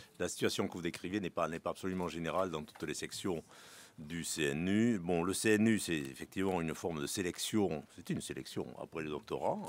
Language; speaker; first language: French; native; French